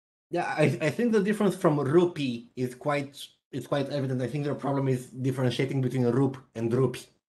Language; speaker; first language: English; non-native, fluent; Romanian